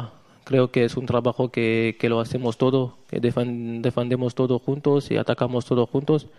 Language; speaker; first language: Spanish; non-native, learner; French